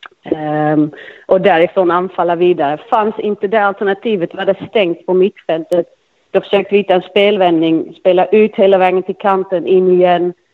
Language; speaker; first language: Swedish; non-native, fluent; Dutch